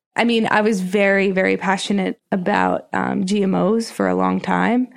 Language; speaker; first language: English; native; English